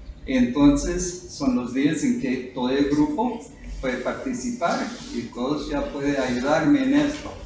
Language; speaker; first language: Spanish; non-native, fluent; English